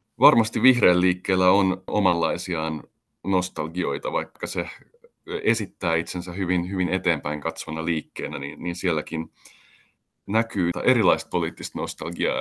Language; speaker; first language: Finnish; native; Finnish